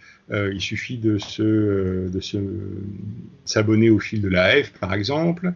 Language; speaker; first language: French; native; French